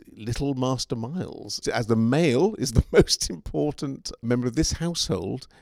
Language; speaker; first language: English; native; English